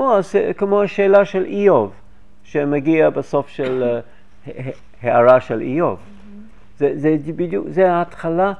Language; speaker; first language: Hebrew; non-native, fluent; English